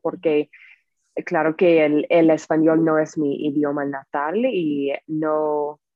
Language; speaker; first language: Spanish; non-native, fluent; English